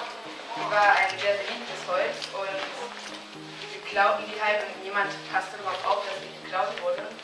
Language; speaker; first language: German; native; German